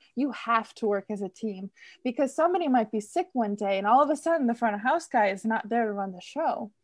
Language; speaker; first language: English; native; English